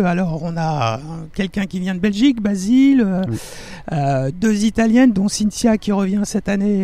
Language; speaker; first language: French; native; French